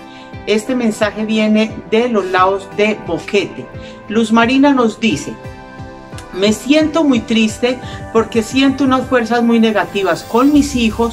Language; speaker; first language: Spanish; native; Spanish